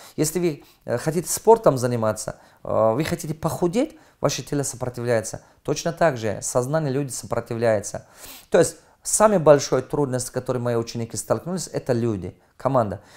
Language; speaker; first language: Russian; non-native, fluent; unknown